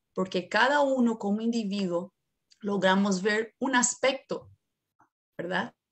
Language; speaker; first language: Spanish; non-native, fluent; Portuguese